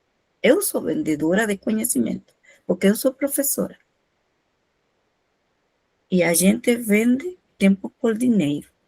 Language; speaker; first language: Portuguese; non-native, fluent; Spanish